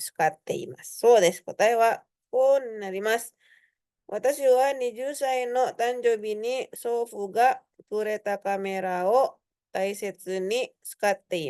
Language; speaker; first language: Japanese; non-native, fluent; Indonesian